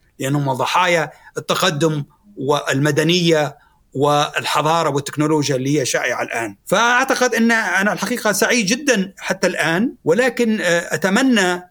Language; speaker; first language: Arabic; native; Arabic